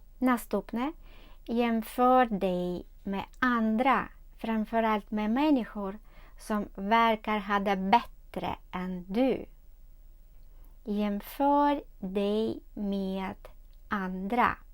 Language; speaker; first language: Swedish; non-native, learner; Ukrainian